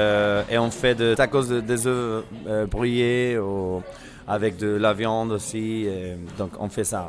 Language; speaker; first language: French; non-native, fluent; Spanish